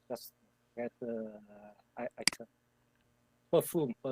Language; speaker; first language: English; non-native, learner; Vietnamese